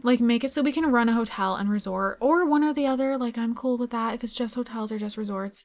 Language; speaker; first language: English; native; English